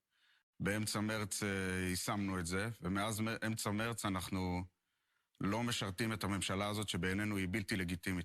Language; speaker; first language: Hebrew; native; Hebrew